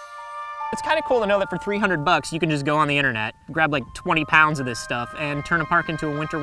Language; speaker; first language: English; native; English